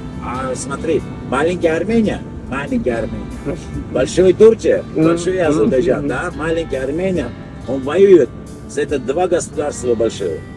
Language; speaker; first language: Russian; non-native, learner; Armenian